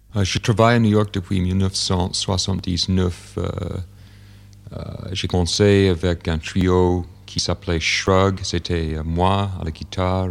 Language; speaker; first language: French; non-native, fluent; English